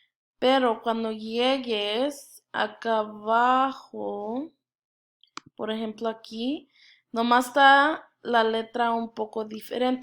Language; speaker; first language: Spanish; early bilingual, other home language; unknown